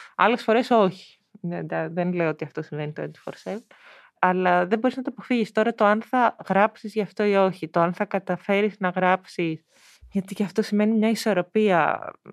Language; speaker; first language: Greek; early bilingual, heritage; Greek